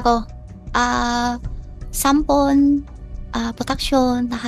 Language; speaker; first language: Filipino; non-native, learner; Chinese